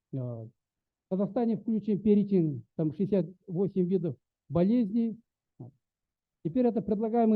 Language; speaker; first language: Russian; native; Russian